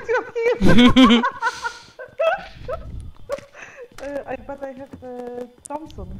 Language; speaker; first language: English; non-native, fluent; Polish